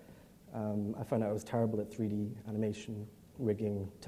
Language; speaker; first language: English; native; English